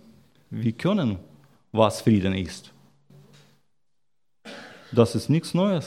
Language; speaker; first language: German; non-native, learner; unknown